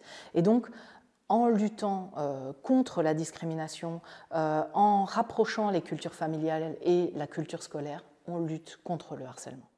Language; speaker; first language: French; native; French